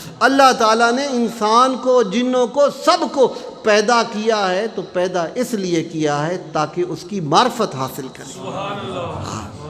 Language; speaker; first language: Urdu; non-native, local second language; Punjabi